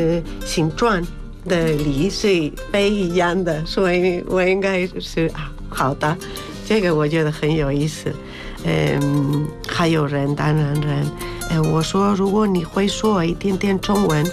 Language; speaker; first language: Chinese; non-native, learner; Spanish